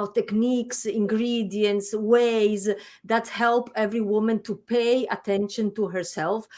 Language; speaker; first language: English; non-native, fluent; Italian